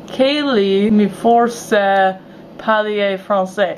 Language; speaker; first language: French; non-native, learner; English